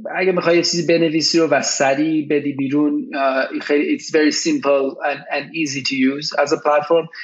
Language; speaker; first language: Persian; early bilingual, heritage; Persian